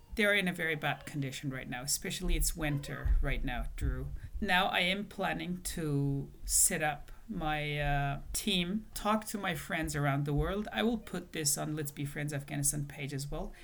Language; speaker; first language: English; non-native, fluent; Persian